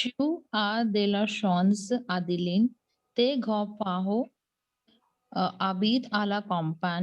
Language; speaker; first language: French; non-native, learner; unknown